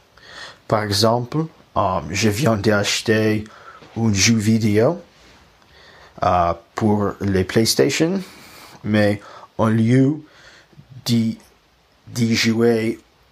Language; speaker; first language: French; non-native, learner; Russian